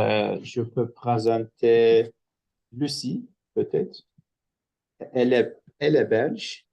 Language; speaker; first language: French; non-native, learner; Turkish